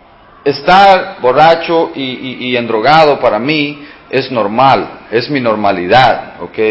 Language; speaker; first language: Spanish; early bilingual, heritage; Spanish